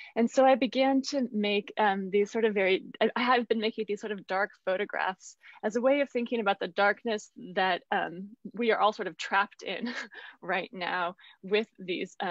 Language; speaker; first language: English; native; English